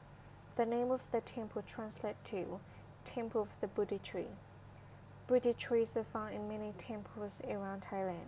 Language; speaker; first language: English; non-native, learner; Thai